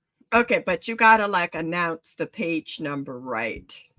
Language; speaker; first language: English; early bilingual, other home language; Pennsylvania German